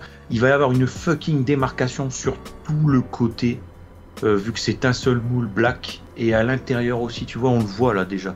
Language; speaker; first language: French; native; French